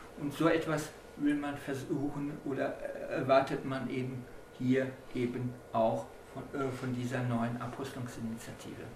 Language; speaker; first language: German; native; German